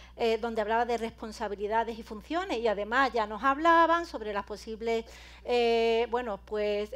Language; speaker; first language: Spanish; native; Spanish